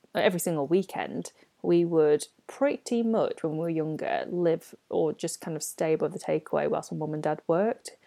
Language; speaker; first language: English; non-native, local second language; Cantonese